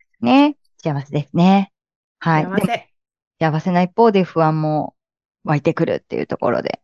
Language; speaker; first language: Japanese; native; Japanese